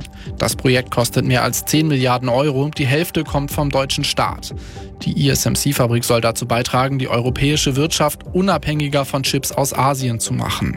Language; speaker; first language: German; native; German